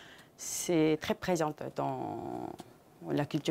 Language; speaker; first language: French; non-native, fluent; Korean